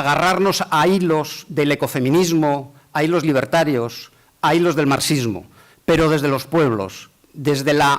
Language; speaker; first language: Spanish; native; Spanish